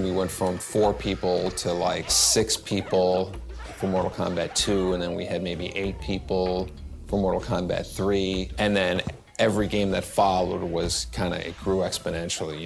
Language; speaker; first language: English; native; English